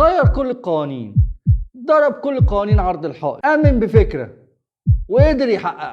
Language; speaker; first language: Arabic; native; Arabic